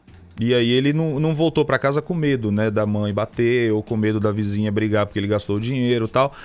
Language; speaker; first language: Portuguese; native; Portuguese